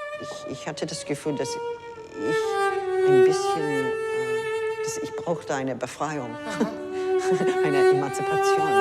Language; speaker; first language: German; non-native, fluent; English